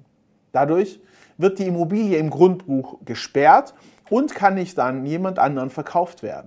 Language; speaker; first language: German; native; German